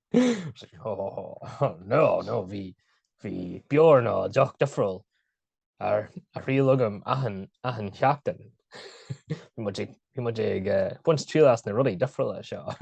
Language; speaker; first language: Irish; non-native, local second language; English